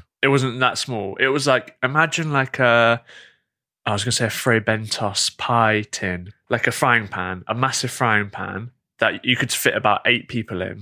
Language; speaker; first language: English; native; English